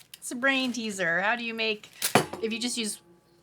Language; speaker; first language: English; native; English